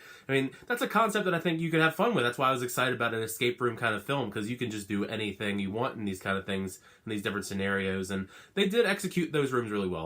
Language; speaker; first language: English; native; English